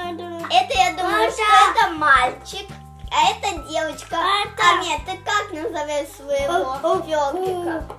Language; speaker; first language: Russian; early bilingual, heritage; Russian